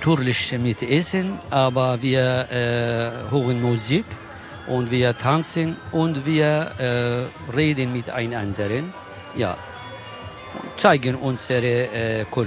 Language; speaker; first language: German; non-native, local second language; Kurdish